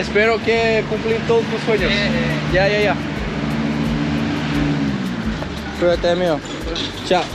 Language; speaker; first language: Spanish; non-native, learner; English